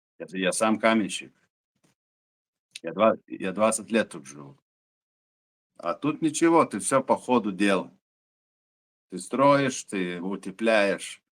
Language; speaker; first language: Russian; native; Russian